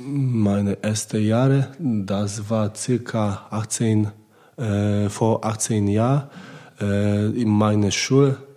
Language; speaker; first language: German; non-native, learner; Polish